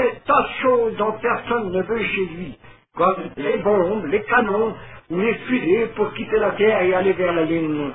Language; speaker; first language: French; native; French